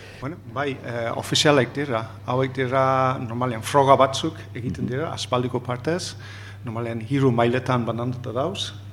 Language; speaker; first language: Basque; non-native, fluent; English